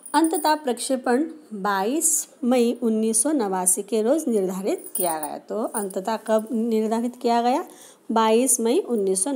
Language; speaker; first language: Hindi; non-native, local second language; Marathi